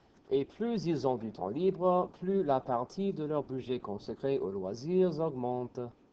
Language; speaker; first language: French; non-native, fluent; English